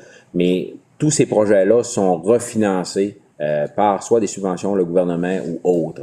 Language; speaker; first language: French; native; French